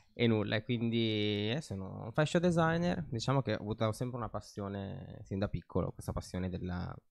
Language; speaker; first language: Italian; native; Italian